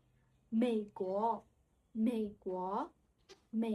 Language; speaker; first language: Chinese; non-native, learner; Burmese